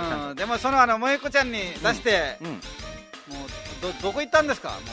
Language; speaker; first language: Japanese; non-native, fluent; Nepali